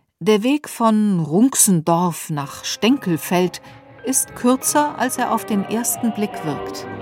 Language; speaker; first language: German; native; German